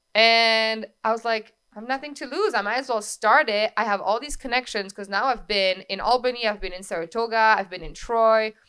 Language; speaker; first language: English; non-native, fluent; French